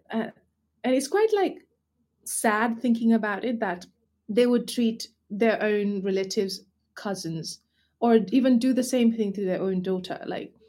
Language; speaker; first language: English; non-native, local second language; Nepali